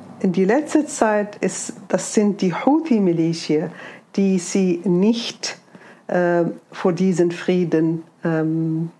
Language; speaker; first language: German; non-native, fluent; Arabic